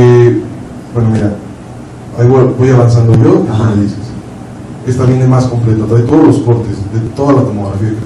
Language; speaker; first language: Spanish; native; Spanish